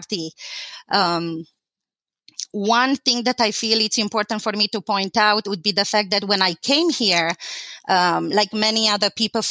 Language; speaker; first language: English; non-native, fluent; Romanian